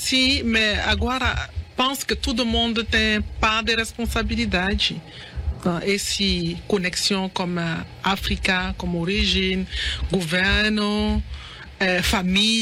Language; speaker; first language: Portuguese; non-native, learner; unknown